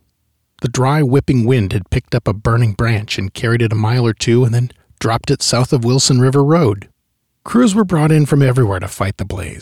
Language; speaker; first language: English; native; English